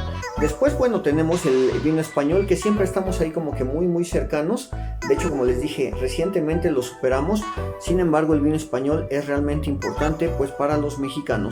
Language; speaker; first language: Spanish; native; Spanish